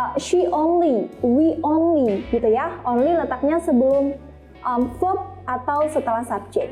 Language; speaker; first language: Indonesian; native; Indonesian